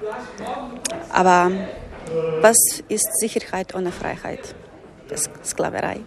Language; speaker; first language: German; non-native, fluent; Ukrainian